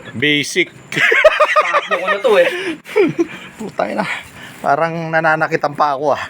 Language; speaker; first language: Filipino; native; Filipino